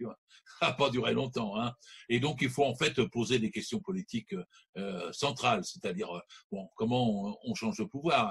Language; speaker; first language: French; native; French